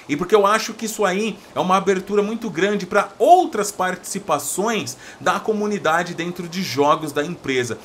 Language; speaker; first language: Portuguese; native; Portuguese